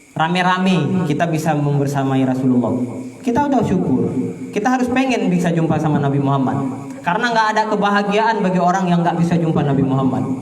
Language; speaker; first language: Indonesian; non-native, local second language; Achinese